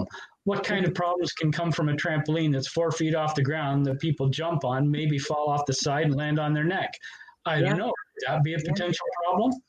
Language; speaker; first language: English; native; English